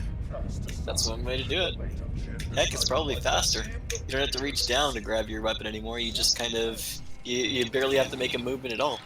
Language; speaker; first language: English; native; English